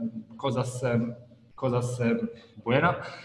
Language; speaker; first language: Spanish; non-native, learner; Italian